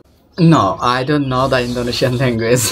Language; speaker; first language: English; non-native, local second language; Bangla